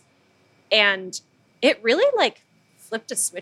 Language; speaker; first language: English; non-native, local second language; Filipino